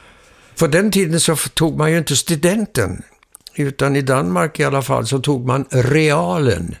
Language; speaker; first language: Swedish; early bilingual, heritage; Swedish